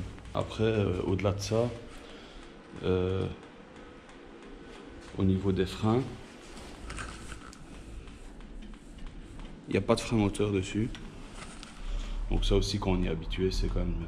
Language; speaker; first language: French; native; French